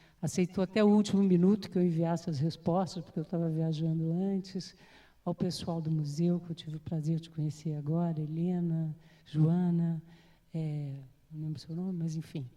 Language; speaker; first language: Portuguese; native; Portuguese